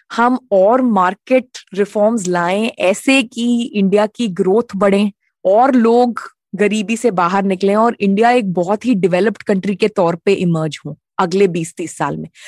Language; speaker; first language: Hindi; native; Hindi